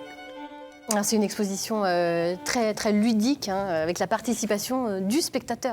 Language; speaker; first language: French; native; French